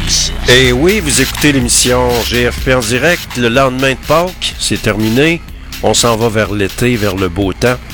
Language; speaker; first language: French; native; French